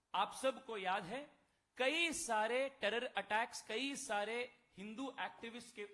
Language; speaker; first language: Hindi; non-native, local second language; Kannada